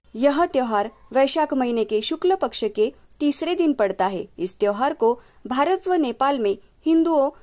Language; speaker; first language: Hindi; non-native, local second language; Marathi